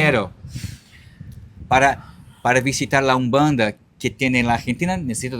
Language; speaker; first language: Spanish; non-native, learner; Portuguese